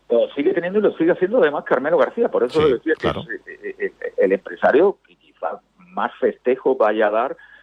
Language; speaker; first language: Spanish; native; Spanish